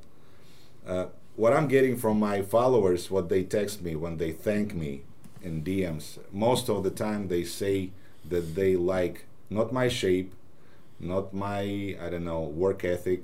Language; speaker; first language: English; non-native, fluent; Ukrainian